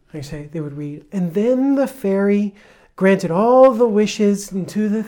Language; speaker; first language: English; native; English